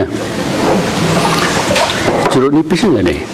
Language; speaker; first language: Indonesian; native; Indonesian